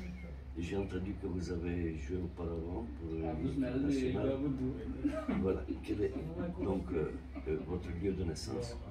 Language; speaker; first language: French; non-native, fluent; Romanian